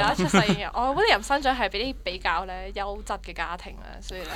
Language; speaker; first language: Chinese; native; Chinese